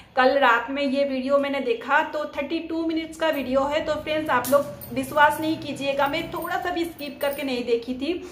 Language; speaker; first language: Hindi; non-native, local second language; Bangla